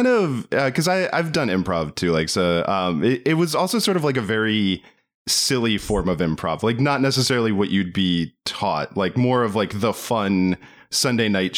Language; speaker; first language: English; native; English